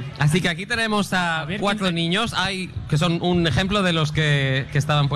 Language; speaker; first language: Spanish; native; Spanish